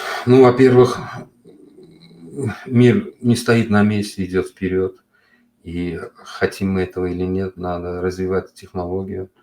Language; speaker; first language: Russian; non-native, local second language; Uzbek